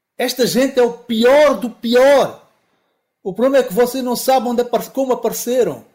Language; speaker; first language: Portuguese; native; Portuguese